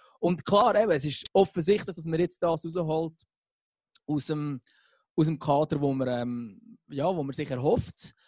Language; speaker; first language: German; native; German